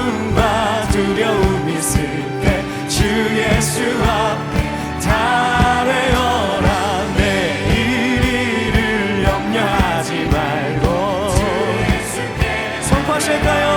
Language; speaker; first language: Korean; native; Korean